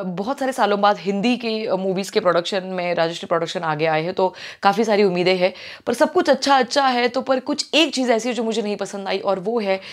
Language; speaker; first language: Hindi; non-native, local second language; Marathi